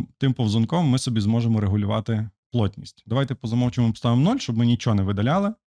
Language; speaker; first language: Ukrainian; native; Ukrainian